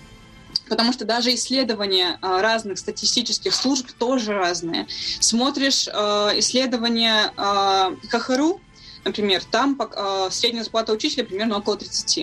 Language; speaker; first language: Russian; native; Russian